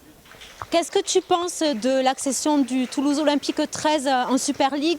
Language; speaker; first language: French; native; French